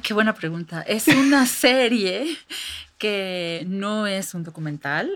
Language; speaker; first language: Spanish; native; Spanish